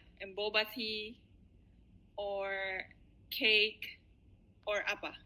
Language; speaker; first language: English; non-native, fluent; Indonesian